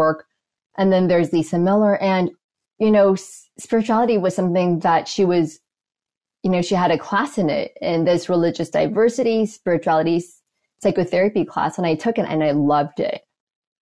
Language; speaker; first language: English; native; English